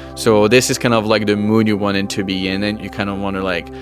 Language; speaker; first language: English; non-native, fluent; French